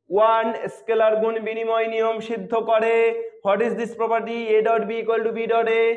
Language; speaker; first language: Hindi; non-native, local second language; Bangla